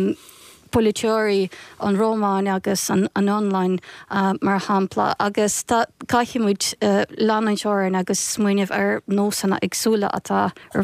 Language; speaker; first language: Irish; non-native, fluent; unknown